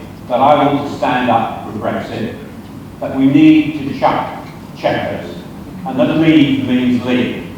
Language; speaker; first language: English; native; English